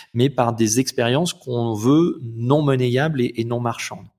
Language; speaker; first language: French; native; French